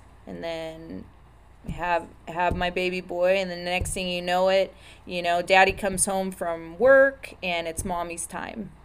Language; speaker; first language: English; native; English